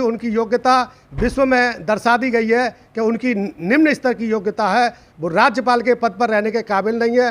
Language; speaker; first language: Hindi; native; Hindi